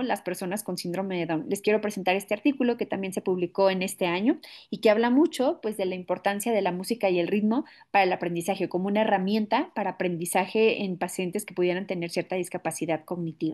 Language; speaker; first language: Spanish; native; Spanish